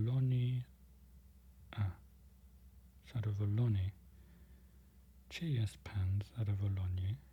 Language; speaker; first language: Polish; non-native, learner; English